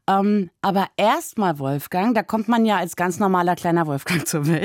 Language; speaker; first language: German; native; German